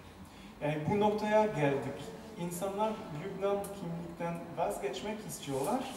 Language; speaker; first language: Turkish; non-native, fluent; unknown